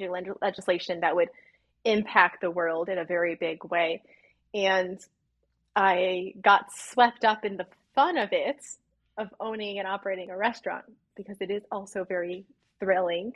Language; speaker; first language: English; native; English